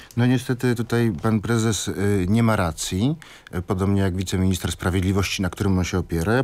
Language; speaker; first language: Polish; native; Polish